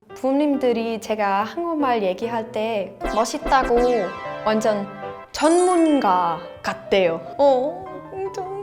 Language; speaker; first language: Korean; non-native, fluent; Danish